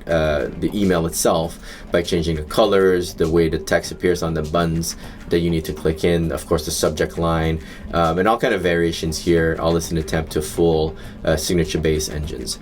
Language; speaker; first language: English; native; English